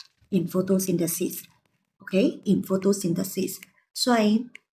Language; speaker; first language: English; non-native, local second language; Chinese